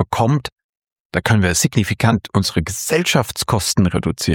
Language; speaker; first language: German; native; German